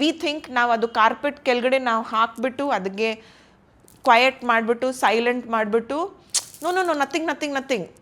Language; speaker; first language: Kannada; non-native, local second language; Hindi